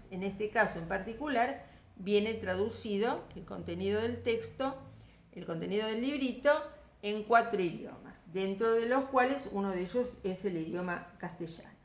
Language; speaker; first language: Spanish; native; Spanish